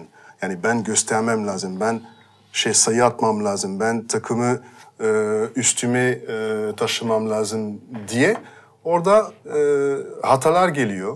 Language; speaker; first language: Turkish; non-native, fluent; French